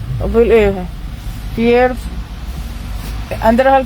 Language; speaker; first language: Dutch; non-native, learner; Filipino